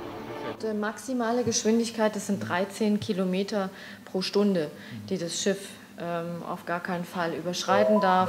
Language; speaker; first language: German; native; German